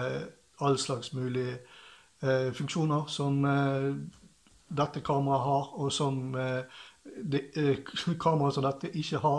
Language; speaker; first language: Norwegian; native; Norwegian